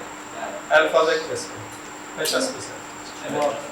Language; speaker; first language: Hindi; non-native, learner; Turkish